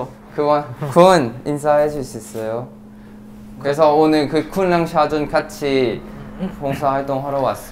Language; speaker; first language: Korean; non-native, fluent; Thai